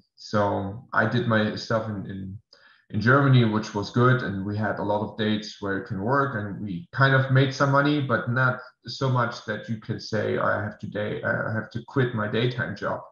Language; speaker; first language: English; non-native, fluent; German